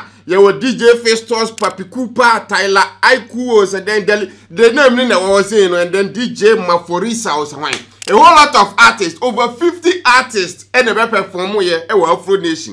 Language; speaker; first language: English; non-native, local second language; Akan